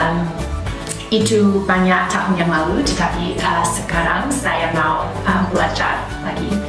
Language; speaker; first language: Indonesian; non-native, learner; English